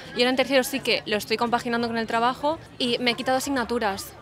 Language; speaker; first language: Spanish; native; Spanish